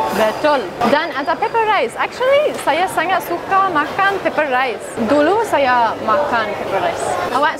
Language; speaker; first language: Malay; non-native, learner; English